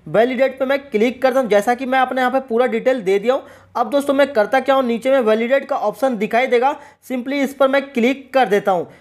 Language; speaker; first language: Hindi; native; Hindi